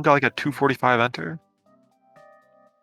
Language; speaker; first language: English; native; English